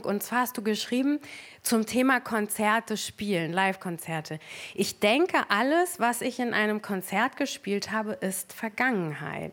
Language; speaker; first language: German; native; German